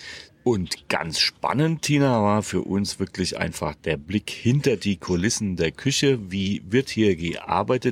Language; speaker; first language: German; native; German